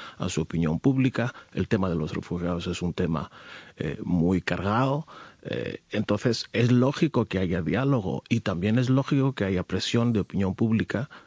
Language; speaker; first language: Spanish; non-native, fluent; Greek